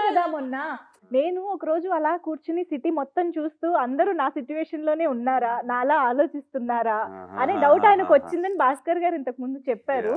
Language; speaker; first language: Telugu; native; Telugu